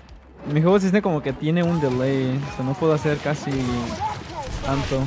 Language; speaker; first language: Spanish; early bilingual, heritage; Spanish